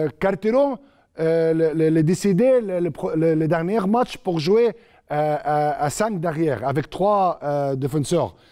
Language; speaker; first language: French; non-native, learner; Arabic